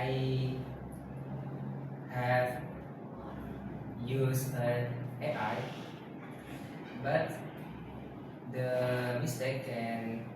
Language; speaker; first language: English; non-native, learner; Indonesian